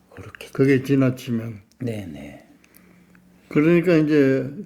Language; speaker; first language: Korean; native; Korean